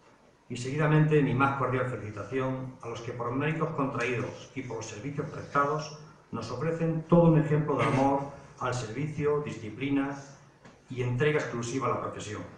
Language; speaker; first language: Spanish; native; Spanish